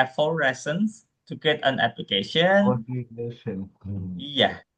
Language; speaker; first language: English; non-native, fluent; Indonesian